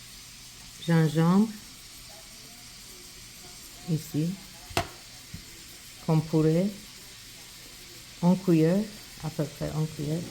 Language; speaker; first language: French; non-native, learner; Persian